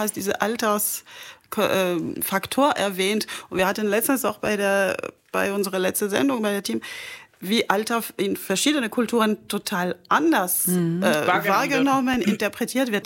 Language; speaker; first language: German; non-native, fluent; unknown